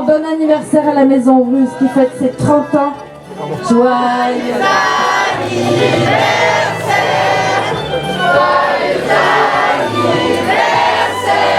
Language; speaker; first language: French; native; French